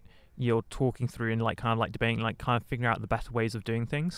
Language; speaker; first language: English; native; English